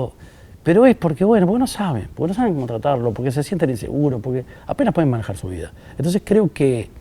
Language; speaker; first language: Spanish; native; Spanish